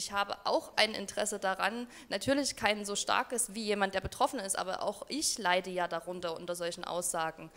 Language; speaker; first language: German; native; German